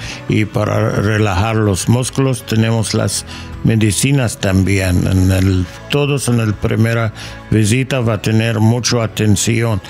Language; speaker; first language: Spanish; non-native, learner; English